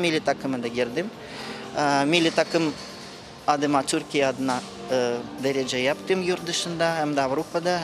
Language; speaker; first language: Turkish; non-native, fluent; Russian